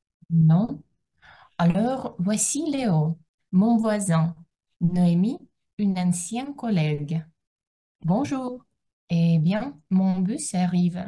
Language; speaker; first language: French; non-native, learner; Russian